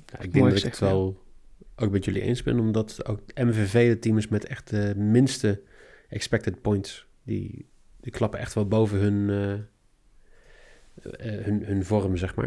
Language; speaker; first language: Dutch; native; Dutch